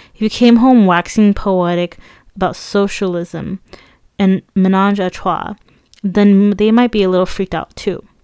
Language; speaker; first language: English; early bilingual, other home language; Persian